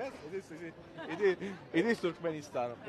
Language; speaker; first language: English; non-native, learner; Turkmen